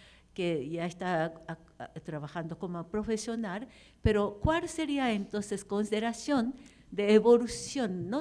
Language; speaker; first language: Spanish; non-native, fluent; Japanese